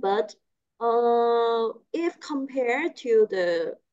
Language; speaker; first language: English; non-native, learner; Thai